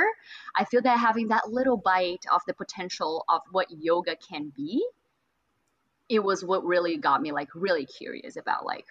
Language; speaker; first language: English; non-native, fluent; Portuguese